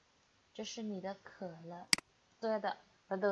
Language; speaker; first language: Chinese; non-native, fluent; Indonesian